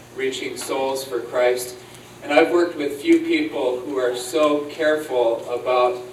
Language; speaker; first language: English; native; English